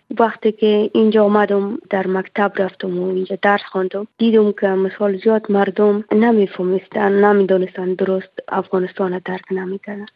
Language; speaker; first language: Persian; native; Persian